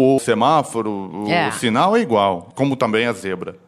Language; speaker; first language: Portuguese; non-native, fluent; Russian